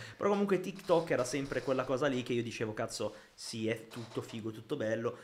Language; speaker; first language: Italian; early bilingual, other home language; Arabic